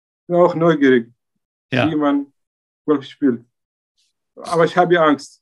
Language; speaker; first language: German; non-native, learner; Arabic